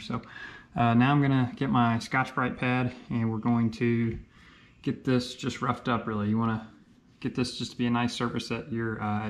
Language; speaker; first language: English; native; English